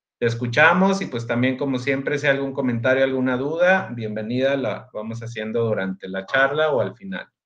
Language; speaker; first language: Spanish; native; Spanish